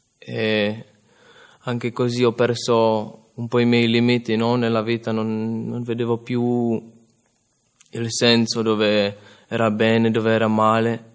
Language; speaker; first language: Italian; non-native, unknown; Czech